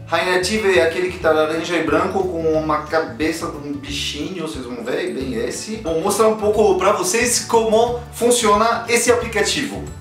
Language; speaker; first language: Portuguese; non-native, fluent; French